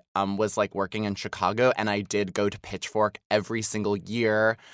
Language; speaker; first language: English; native; English